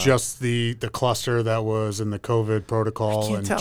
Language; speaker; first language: English; native; English